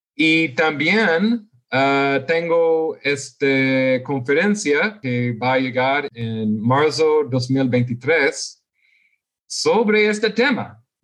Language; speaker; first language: Spanish; non-native, fluent; English